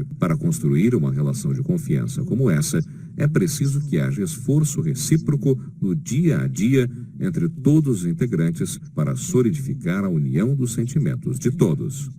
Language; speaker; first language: Portuguese; native; Portuguese